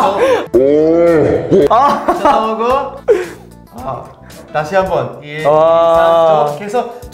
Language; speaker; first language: Korean; non-native, fluent; Portuguese